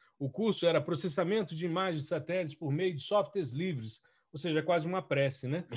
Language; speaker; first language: Portuguese; native; Portuguese